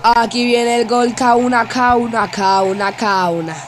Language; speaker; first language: Spanish; native; Spanish